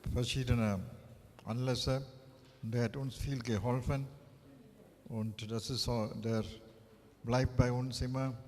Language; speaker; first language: German; non-native, fluent; Tamil